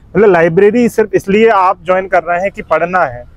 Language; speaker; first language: Hindi; native; Hindi